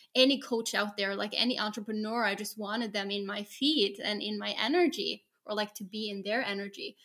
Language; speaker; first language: English; non-native, fluent; Norwegian